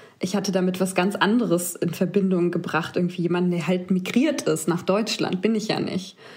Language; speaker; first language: German; native; German